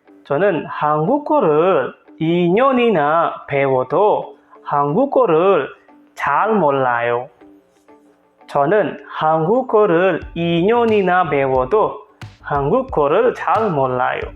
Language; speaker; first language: Korean; non-native, fluent; Indonesian